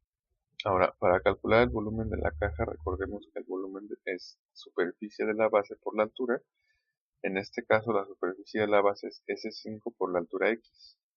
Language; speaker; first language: Spanish; native; Spanish